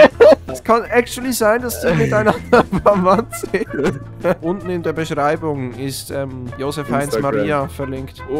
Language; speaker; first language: German; native; German